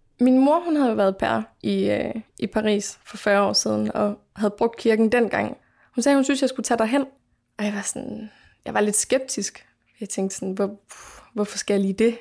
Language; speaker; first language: Danish; native; Danish